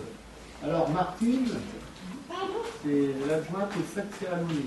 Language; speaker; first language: French; native; French